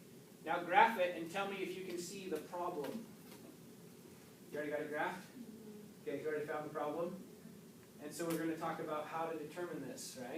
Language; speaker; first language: English; native; English